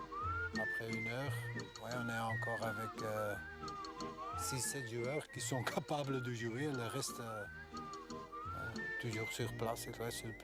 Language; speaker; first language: French; non-native, local second language; Dutch